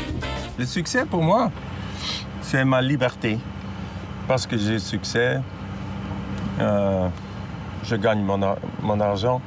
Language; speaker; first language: French; non-native, fluent; Dutch